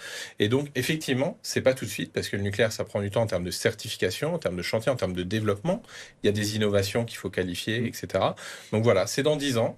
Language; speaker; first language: French; native; French